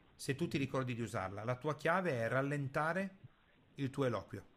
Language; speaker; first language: Italian; native; Italian